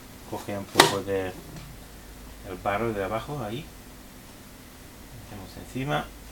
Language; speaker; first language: Spanish; non-native, fluent; English